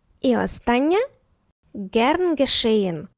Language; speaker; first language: German; non-native, fluent; Ukrainian